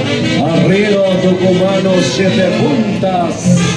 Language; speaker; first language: Spanish; native; Spanish